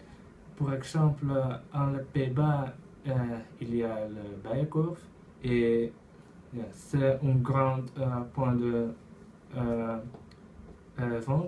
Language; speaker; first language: French; non-native, learner; Dutch